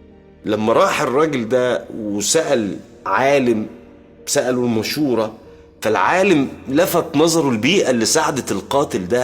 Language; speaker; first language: Arabic; native; Arabic